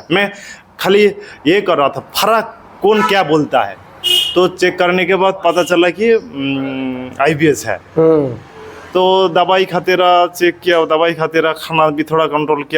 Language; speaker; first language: Hindi; non-native, local second language; Bangla